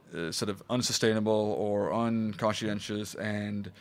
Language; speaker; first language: English; non-native, fluent; Swedish